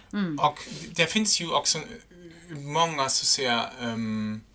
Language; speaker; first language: Swedish; non-native, fluent; German